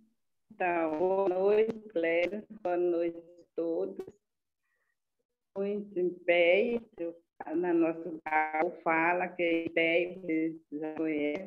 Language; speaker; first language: Portuguese; non-native, local second language; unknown